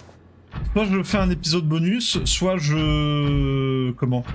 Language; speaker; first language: French; native; French